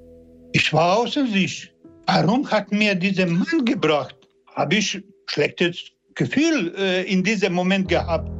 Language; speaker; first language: German; non-native, learner; Croatian